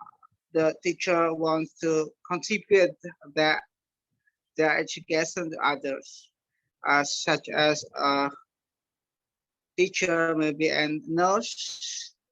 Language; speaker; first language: English; non-native, learner; Indonesian